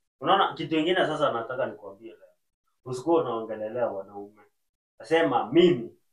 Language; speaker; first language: Swahili; native; Swahili